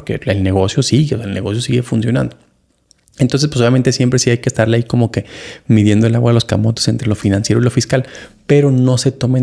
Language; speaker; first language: Spanish; native; Spanish